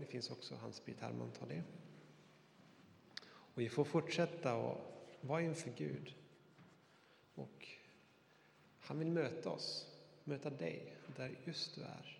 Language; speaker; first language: Swedish; native; Swedish